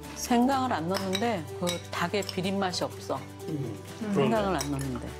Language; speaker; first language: Korean; native; Korean